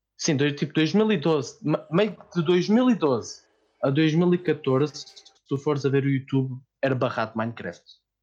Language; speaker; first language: Portuguese; native; Portuguese